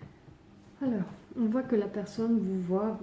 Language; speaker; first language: French; native; French